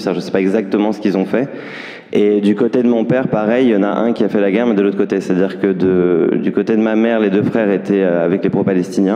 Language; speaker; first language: French; native; French